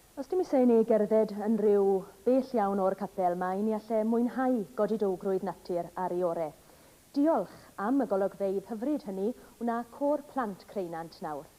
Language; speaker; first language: Welsh; native; Welsh